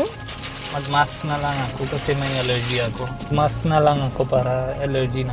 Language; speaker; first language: Filipino; non-native, learner; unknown